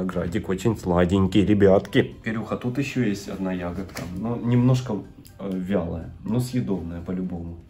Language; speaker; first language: Russian; native; Russian